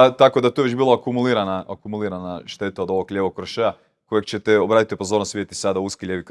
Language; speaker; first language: Croatian; native; Croatian